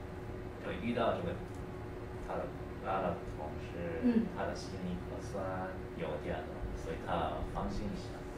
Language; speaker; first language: Chinese; non-native, learner; English